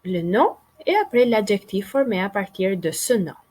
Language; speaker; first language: French; non-native, fluent; Albanian